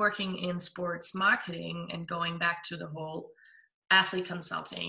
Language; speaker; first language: English; non-native, fluent; German